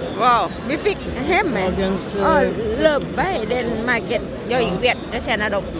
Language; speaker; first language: Swedish; non-native, learner; Thai